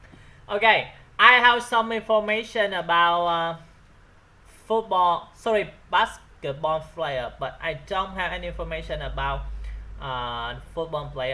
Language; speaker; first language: English; non-native, learner; Vietnamese